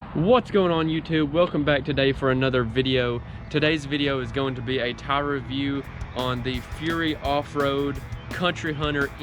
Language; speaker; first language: English; native; English